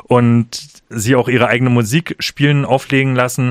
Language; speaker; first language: German; native; German